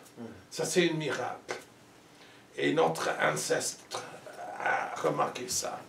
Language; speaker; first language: French; non-native, learner; English